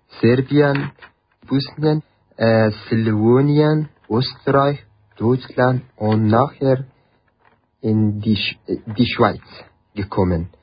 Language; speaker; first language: German; non-native, learner; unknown